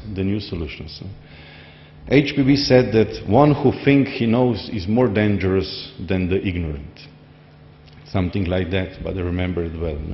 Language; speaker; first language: English; non-native, fluent; Slovenian